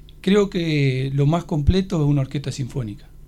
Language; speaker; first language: Spanish; native; Spanish